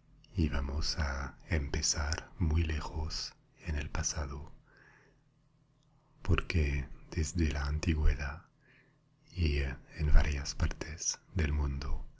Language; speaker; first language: Spanish; non-native, fluent; French